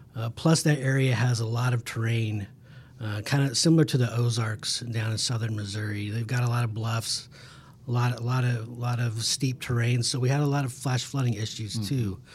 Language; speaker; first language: English; native; English